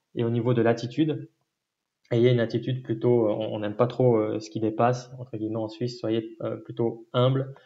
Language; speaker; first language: French; native; French